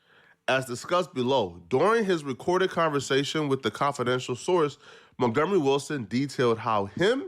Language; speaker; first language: English; native; English